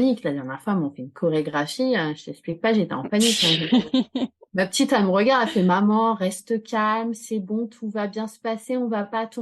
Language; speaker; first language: French; native; French